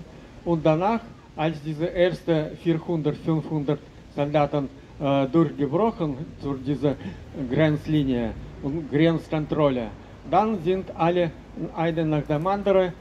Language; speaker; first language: German; non-native, learner; Russian